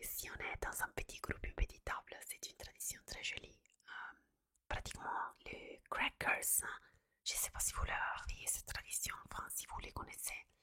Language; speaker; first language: French; non-native, fluent; Italian